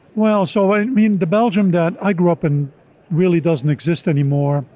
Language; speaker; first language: English; non-native, fluent; Dutch